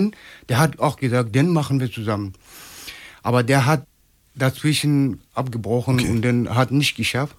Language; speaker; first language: German; non-native, learner; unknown